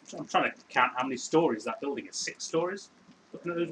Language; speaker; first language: English; native; English